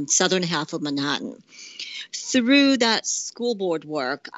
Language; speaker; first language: English; non-native, fluent; Japanese